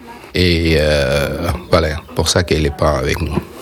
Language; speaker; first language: French; non-native, learner; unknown